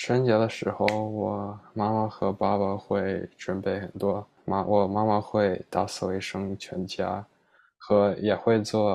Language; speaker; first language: Chinese; early bilingual, heritage; Chinese